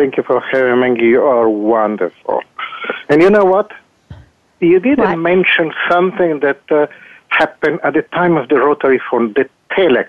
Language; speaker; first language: English; non-native, fluent; Italian